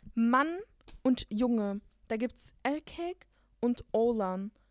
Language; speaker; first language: German; native; German